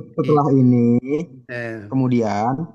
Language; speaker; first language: Indonesian; native; Indonesian